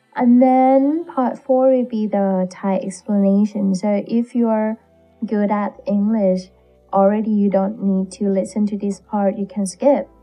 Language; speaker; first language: English; non-native, fluent; Thai